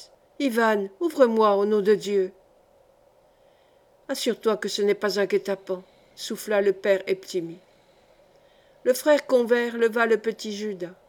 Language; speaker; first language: French; native; French